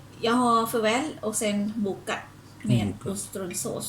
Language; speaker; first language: Swedish; non-native, fluent; Thai